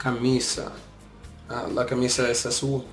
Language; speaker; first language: Spanish; non-native, learner; English